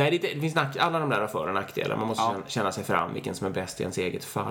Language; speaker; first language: Swedish; native; Swedish